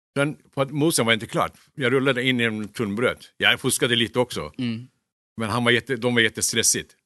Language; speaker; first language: Swedish; non-native, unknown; Turkish